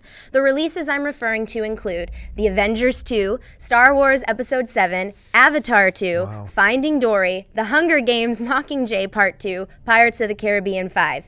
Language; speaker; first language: English; native; English